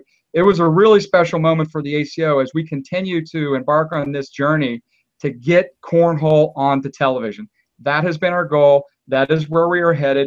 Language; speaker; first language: English; native; English